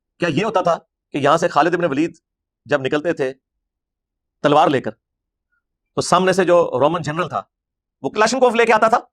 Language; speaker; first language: Urdu; non-native, local second language; Punjabi